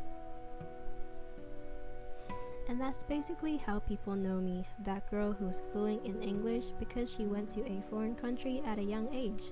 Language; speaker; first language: English; non-native, fluent; Chinese